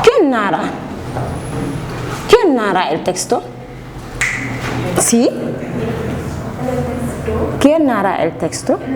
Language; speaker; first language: Spanish; non-native, fluent; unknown